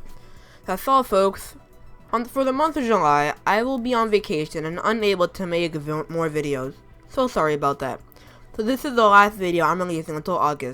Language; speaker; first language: English; native; English